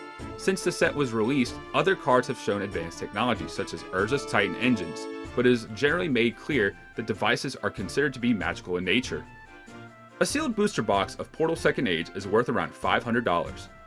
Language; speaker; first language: English; native; English